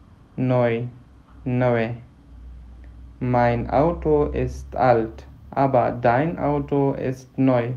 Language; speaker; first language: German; non-native, fluent; Pashto